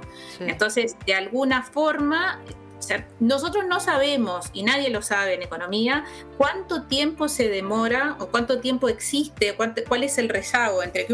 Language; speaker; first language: Spanish; native; Spanish